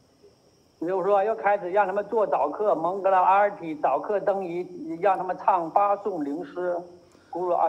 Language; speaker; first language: Chinese; native; Chinese